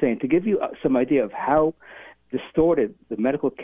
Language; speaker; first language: English; native; English